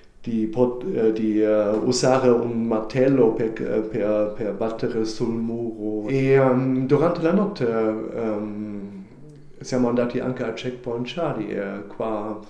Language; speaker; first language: Italian; non-native, learner; German